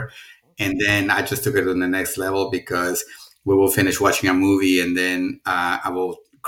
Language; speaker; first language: English; non-native, fluent; Spanish